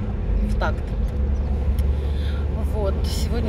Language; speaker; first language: Russian; native; Russian